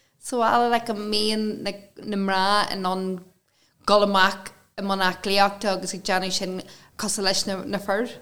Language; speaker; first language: Irish; non-native, local second language; English